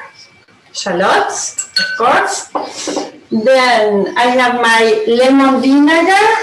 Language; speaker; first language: English; non-native, learner; Spanish